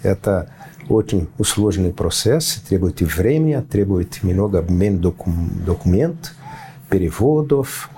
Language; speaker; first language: Russian; non-native, fluent; Portuguese